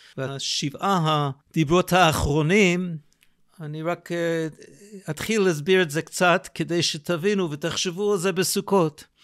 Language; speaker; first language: Hebrew; non-native, fluent; English